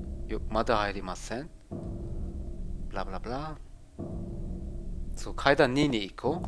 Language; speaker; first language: Japanese; non-native, learner; German